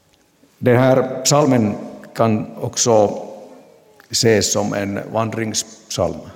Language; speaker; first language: Swedish; non-native, local second language; Finnish